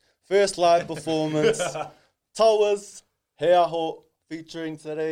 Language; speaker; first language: English; non-native, local second language; Māori